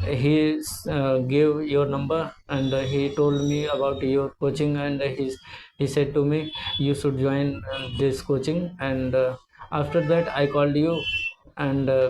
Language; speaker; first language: English; non-native, learner; Hindi